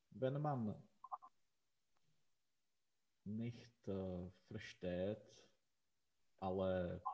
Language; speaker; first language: German; non-native, learner; Czech